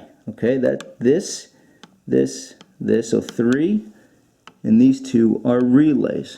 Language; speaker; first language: English; native; English